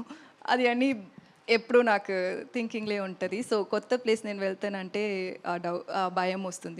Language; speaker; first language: Telugu; non-native, learner; Tamil